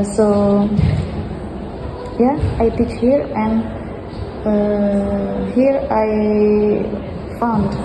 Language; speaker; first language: English; non-native, fluent; Indonesian